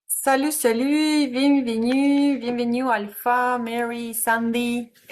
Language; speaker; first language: French; non-native, fluent; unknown